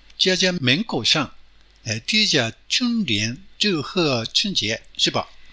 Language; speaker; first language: Chinese; non-native, fluent; Japanese